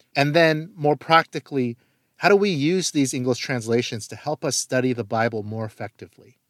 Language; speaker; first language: English; early bilingual, other home language; Korean